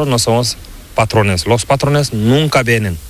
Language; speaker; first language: Spanish; non-native, learner; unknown